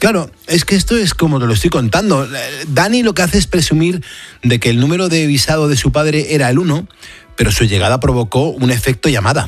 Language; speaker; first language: Spanish; native; Spanish